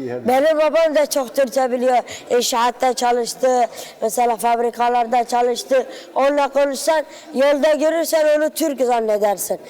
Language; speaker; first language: Turkish; early bilingual, other home language; Arabic